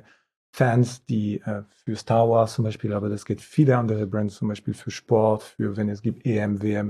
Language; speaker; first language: German; non-native, fluent; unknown